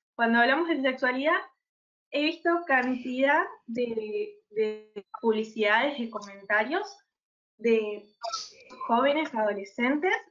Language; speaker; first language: Spanish; native; Spanish